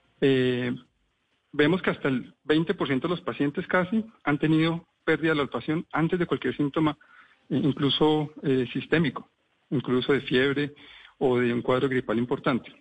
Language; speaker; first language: Spanish; native; Spanish